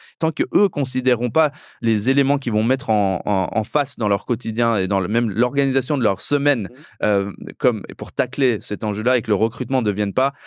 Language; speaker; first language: French; early bilingual, other home language; Persian